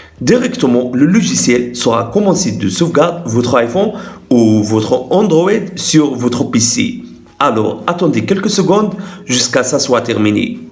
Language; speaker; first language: French; non-native, local second language; Arabic